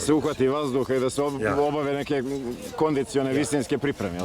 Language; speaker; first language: Bosnian; native; Bosnian